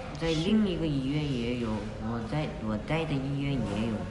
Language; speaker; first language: Chinese; non-native, local second language; Uyghur